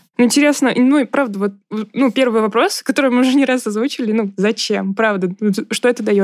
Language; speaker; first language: Russian; native; Russian